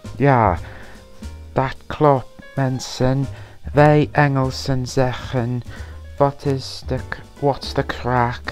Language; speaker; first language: Dutch; non-native, learner; English